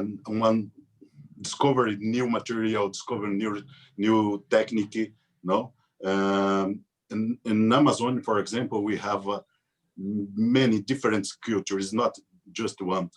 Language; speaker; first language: English; non-native, learner; Portuguese